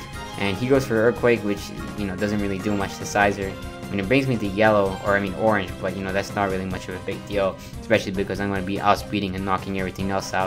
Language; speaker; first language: English; native; English